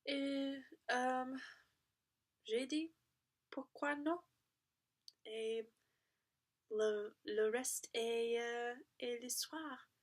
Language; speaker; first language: French; non-native, learner; English